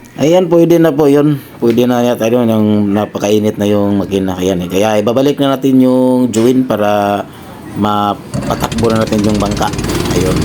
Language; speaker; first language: Filipino; non-native, local second language; Cebuano